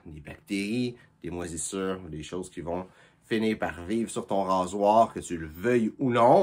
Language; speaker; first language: French; native; French